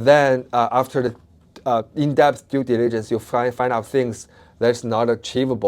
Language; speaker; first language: English; non-native, fluent; Chinese